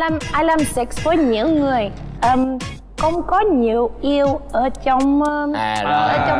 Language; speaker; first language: Vietnamese; non-native, learner; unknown